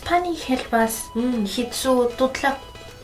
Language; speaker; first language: Mongolian; non-native, learner; Spanish